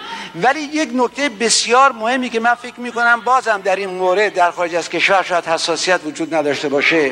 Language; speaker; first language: Persian; native; Persian